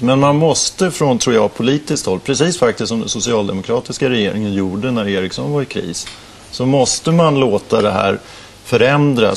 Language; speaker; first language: Swedish; native; Swedish